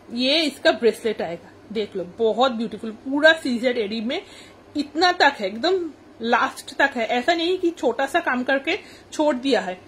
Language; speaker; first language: Hindi; non-native, local second language; Bangla